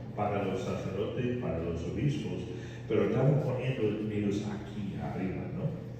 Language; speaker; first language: Spanish; non-native, fluent; English